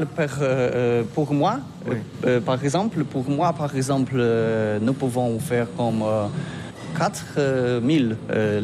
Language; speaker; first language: French; non-native, learner; Polish